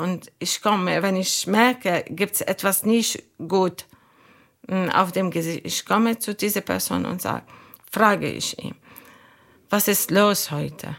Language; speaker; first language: German; non-native, fluent; Arabic